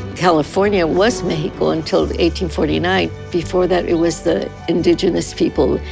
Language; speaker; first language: English; native; English